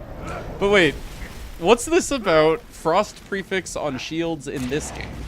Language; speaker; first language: English; native; English